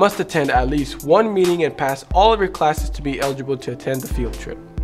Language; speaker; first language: English; native; English